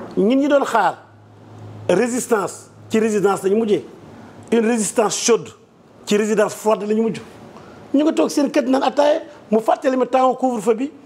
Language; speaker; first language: Wolof; native; Wolof